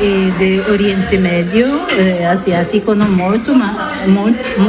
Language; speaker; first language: Spanish; non-native, learner; Portuguese